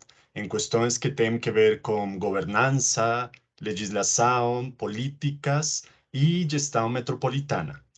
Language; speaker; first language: Portuguese; non-native, learner; Spanish